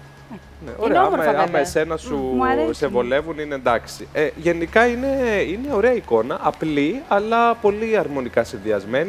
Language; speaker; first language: Greek; native; Greek